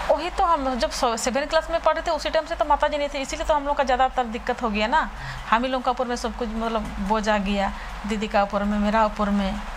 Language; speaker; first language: Hindi; non-native, local second language; Santali